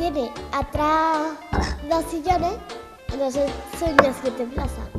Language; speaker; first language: Spanish; native; Spanish